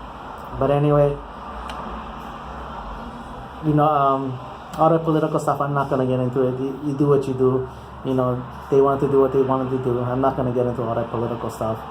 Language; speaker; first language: English; native; English